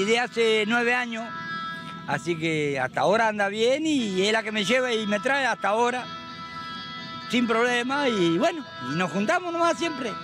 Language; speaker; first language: Spanish; native; Spanish